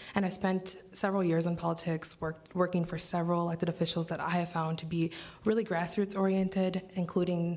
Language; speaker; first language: English; native; English